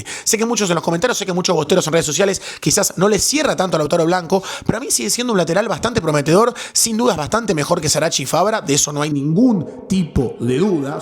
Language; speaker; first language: Spanish; native; Spanish